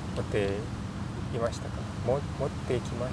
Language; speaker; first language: Japanese; non-native, learner; English